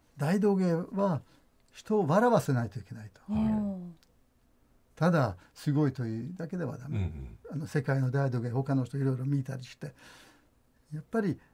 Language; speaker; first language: Japanese; non-native, fluent; Hungarian